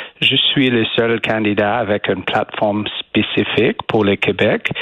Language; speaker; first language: French; non-native, learner; English